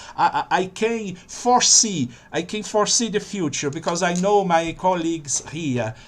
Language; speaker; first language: English; non-native, fluent; Portuguese